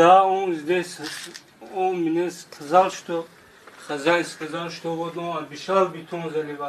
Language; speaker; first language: Russian; non-native, learner; Tajik